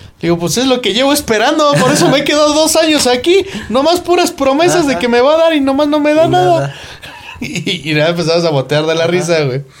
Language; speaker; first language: Spanish; native; Spanish